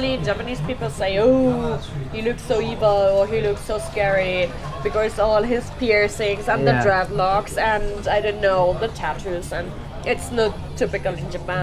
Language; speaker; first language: English; non-native, fluent; German